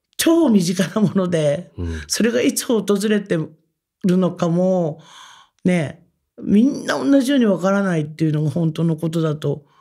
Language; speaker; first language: Japanese; native; Japanese